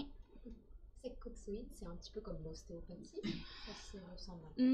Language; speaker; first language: French; native; French